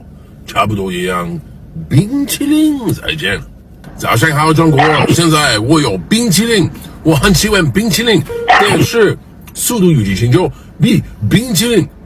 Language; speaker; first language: Chinese; non-native, learner; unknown